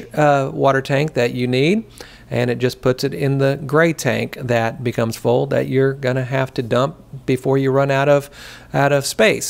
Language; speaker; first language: English; native; English